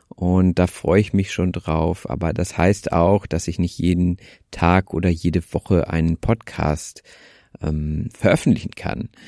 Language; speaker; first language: German; native; German